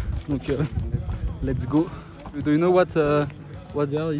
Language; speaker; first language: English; non-native, learner; French